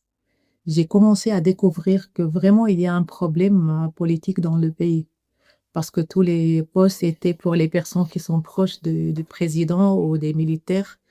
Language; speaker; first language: French; non-native, learner; Arabic